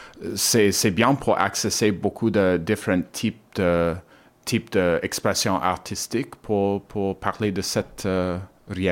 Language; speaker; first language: French; non-native, learner; English